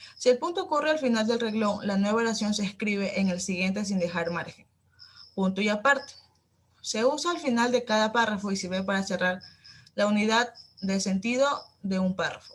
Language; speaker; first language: Spanish; native; Spanish